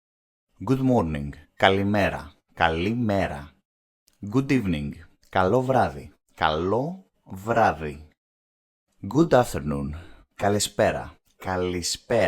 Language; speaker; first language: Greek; non-native, learner; English